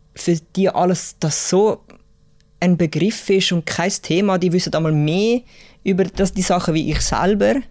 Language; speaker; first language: German; native; German